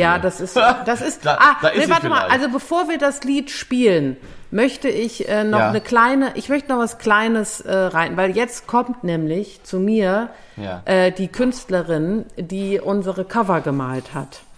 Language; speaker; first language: German; native; German